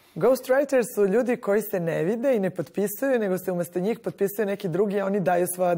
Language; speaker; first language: Serbian; native; Serbian